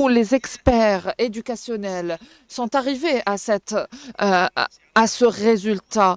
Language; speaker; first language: French; non-native, local second language; Arabic